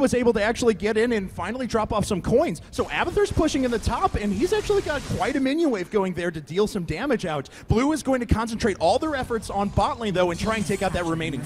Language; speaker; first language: English; native; English